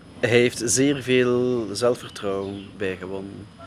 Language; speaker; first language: Dutch; native; Dutch